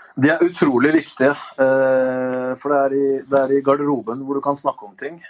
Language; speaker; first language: Norwegian; early bilingual, other home language; Albanian